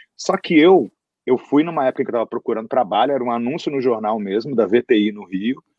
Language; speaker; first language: Portuguese; native; Portuguese